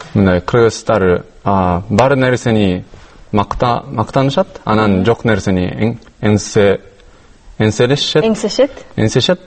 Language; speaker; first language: Kyrgyz; non-native, learner; Japanese